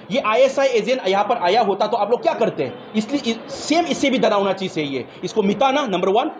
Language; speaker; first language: Hindi; non-native, local second language; Manipuri